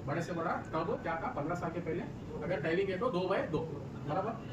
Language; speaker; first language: Hindi; non-native, local second language; Kannada